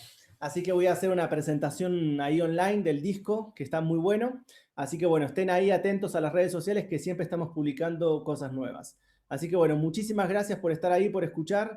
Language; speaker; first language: Spanish; native; Spanish